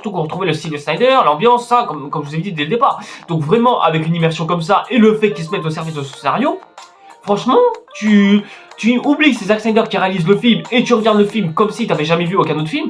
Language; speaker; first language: French; native; French